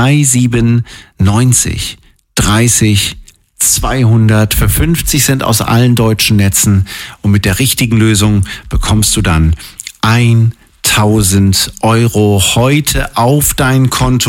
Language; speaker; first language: German; native; German